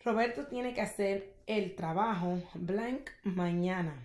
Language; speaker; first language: Spanish; non-native, learner; English